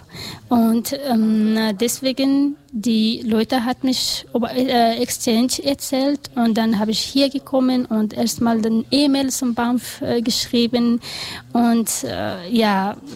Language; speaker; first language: German; non-native, learner; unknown